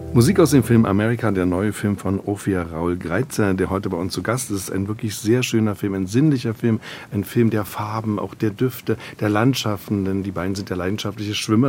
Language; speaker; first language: German; native; German